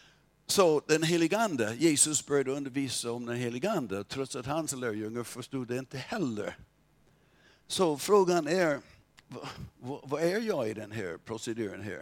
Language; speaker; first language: Swedish; non-native, fluent; English